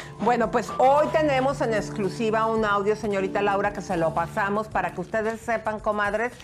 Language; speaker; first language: Spanish; native; Spanish